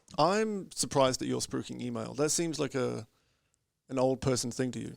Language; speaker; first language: English; native; English